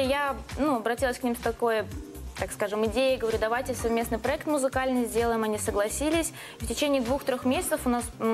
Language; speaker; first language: Russian; native; Russian